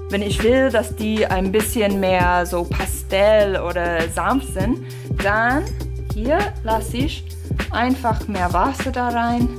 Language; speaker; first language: German; non-native, fluent; English